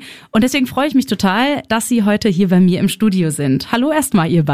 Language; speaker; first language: German; native; German